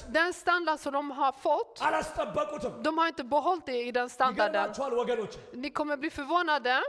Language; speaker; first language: Swedish; non-native, fluent; Amharic